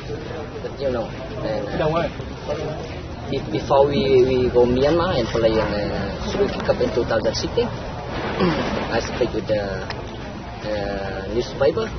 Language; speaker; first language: English; non-native, learner; Vietnamese